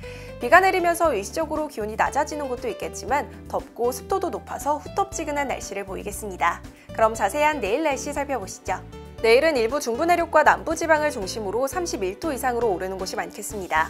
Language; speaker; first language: Korean; native; Korean